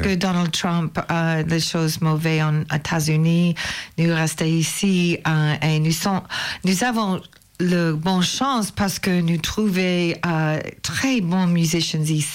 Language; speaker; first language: French; non-native, learner; English